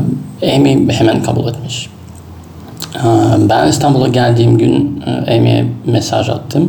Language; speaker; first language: Turkish; non-native, fluent; Russian